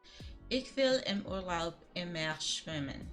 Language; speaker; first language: German; non-native, learner; English